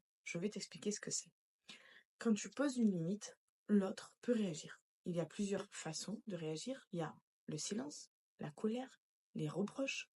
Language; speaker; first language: French; native; French